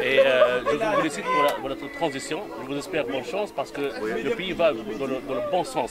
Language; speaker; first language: French; non-native, local second language; Arabic